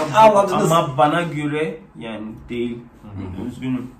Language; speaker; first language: Turkish; non-native, learner; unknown